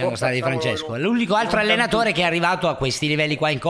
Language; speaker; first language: Italian; native; Italian